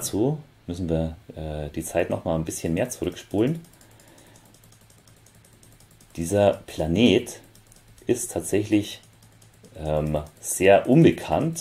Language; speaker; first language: German; native; German